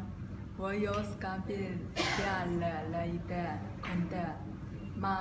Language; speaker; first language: Italian; non-native, learner; Chinese